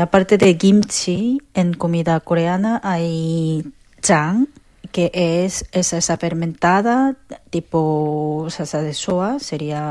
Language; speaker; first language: Spanish; non-native, learner; Korean